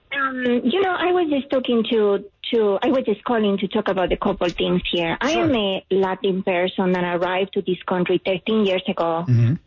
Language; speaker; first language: English; non-native, fluent; Spanish